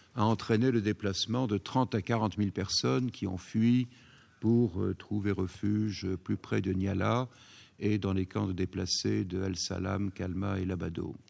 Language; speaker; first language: French; native; French